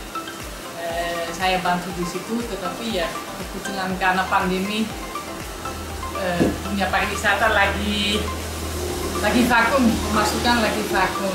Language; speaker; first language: Indonesian; non-native, fluent; Dutch